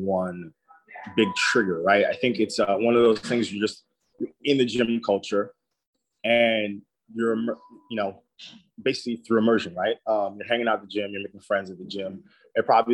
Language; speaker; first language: English; native; English